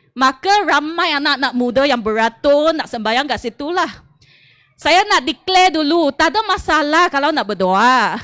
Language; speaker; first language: Malay; non-native, local second language; Chinese